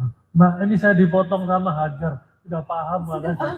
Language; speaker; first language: Indonesian; native; Indonesian